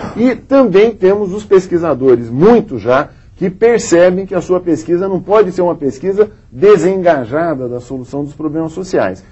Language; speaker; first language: Portuguese; native; Portuguese